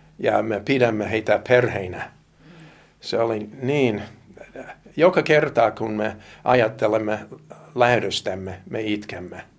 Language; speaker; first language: Finnish; non-native, fluent; English